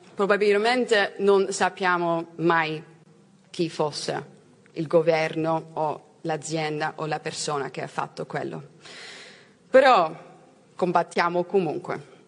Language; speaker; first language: Italian; non-native, learner; Dutch